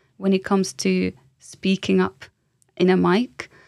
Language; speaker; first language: English; non-native, fluent; Finnish